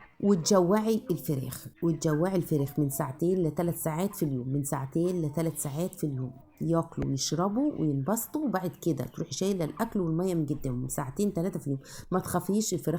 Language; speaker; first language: Arabic; native; Arabic